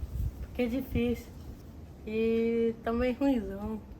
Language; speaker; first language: Portuguese; early bilingual, other home language; English